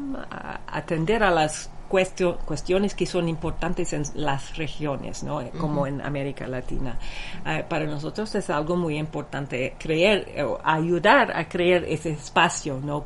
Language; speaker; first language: Spanish; non-native, fluent; English